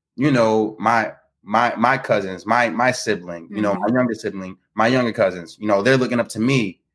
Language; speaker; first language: English; native; English